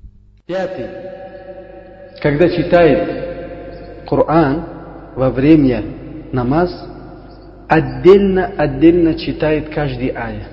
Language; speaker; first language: Russian; non-native, learner; Uzbek